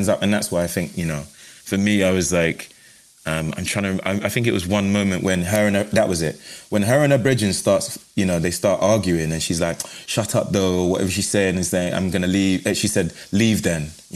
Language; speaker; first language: English; native; English